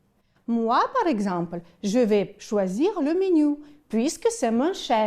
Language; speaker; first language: French; non-native, fluent; Ukrainian